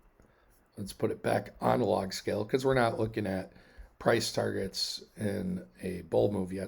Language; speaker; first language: English; native; English